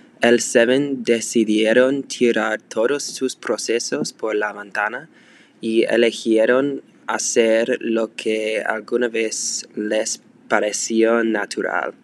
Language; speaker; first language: Spanish; non-native, learner; English